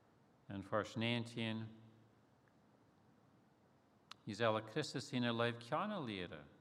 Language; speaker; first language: German; early bilingual, heritage; Plautdietsch